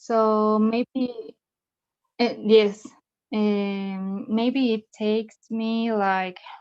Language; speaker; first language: English; non-native, learner; Spanish